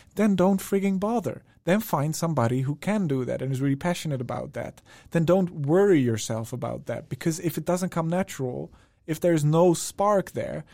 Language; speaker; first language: English; non-native, fluent; Dutch